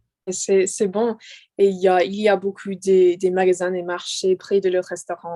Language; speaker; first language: French; non-native, learner; English